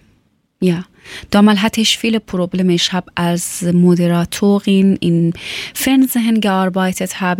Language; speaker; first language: German; non-native, learner; Persian